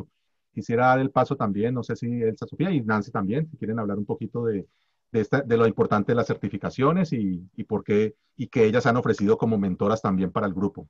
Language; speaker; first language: Spanish; native; Spanish